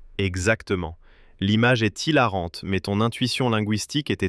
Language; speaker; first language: French; native; French